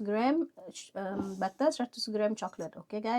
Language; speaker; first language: English; non-native, learner; Malay